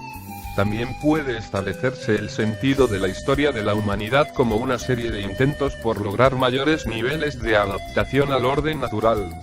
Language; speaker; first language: Spanish; native; Spanish